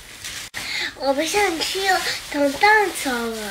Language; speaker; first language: Chinese; early bilingual, other home language; Russian